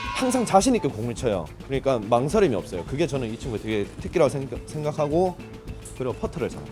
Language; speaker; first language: Korean; native; Korean